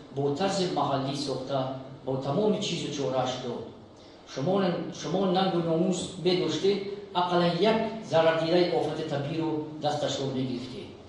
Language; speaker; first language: Tajik; non-native, local second language; Shughni